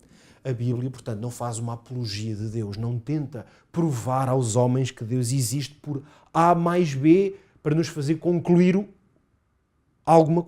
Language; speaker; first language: Portuguese; native; Portuguese